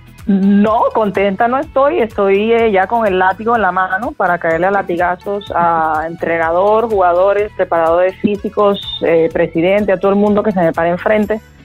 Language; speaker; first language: Spanish; native; Spanish